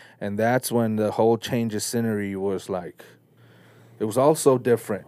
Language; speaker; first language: English; early bilingual, other home language; Spanish